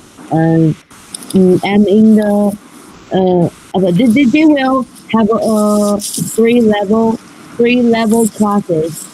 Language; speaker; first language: English; non-native, learner; Chinese